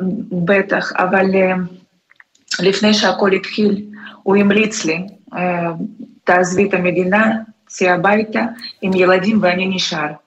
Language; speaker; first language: Hebrew; non-native, fluent; Russian